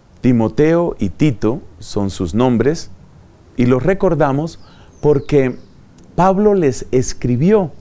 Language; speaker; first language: Spanish; native; Spanish